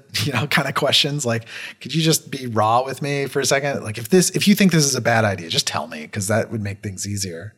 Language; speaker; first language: English; native; English